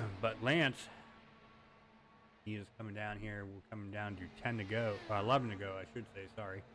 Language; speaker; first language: English; native; English